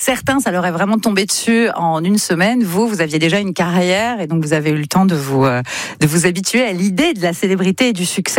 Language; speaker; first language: French; native; French